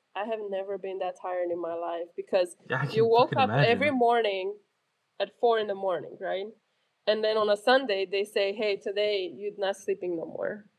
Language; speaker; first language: English; non-native, fluent; Romanian